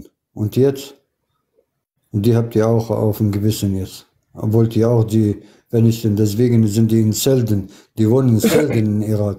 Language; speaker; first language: German; non-native, fluent; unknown